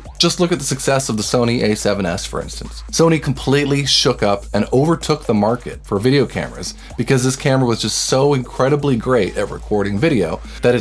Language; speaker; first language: English; native; English